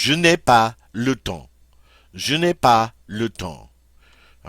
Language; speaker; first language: French; non-native, fluent; English